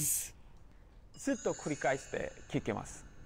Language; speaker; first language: Japanese; non-native, learner; Korean